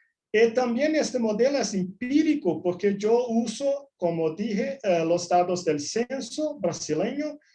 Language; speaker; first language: Spanish; non-native, fluent; Portuguese